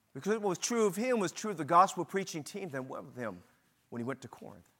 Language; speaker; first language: English; native; English